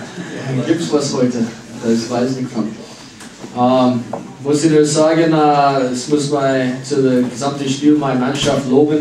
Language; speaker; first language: German; non-native, learner; English